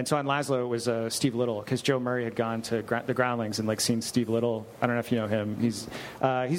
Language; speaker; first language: English; native; English